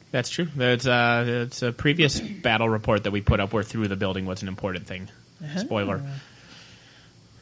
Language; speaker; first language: English; native; English